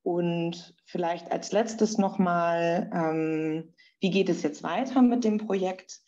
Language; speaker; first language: German; native; German